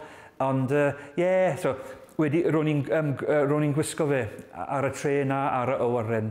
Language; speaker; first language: Welsh; non-native, learner; English